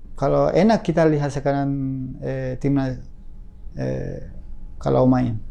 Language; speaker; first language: Indonesian; non-native, fluent; Spanish